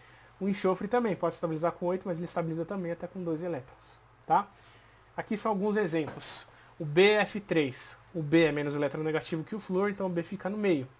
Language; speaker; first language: Portuguese; native; Portuguese